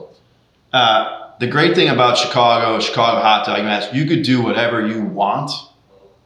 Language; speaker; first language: English; native; English